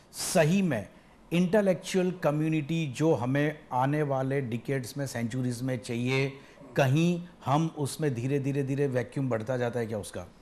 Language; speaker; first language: Hindi; non-native, local second language; Gujarati